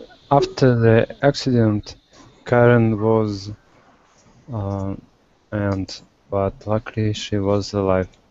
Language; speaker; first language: English; non-native, learner; Russian